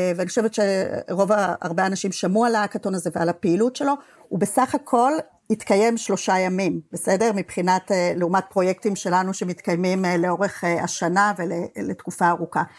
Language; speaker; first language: Hebrew; native; Hebrew